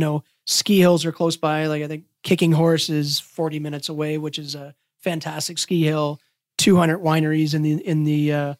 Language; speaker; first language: English; native; English